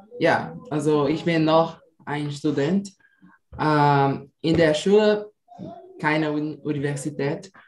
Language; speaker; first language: German; non-native, learner; Portuguese